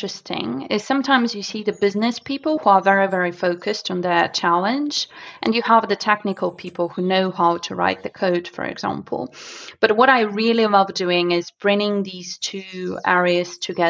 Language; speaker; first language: English; non-native, fluent; Russian